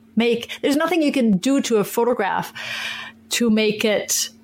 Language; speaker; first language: English; non-native, fluent; French